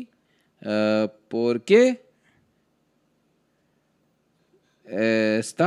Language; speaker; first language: Spanish; non-native, learner; Hindi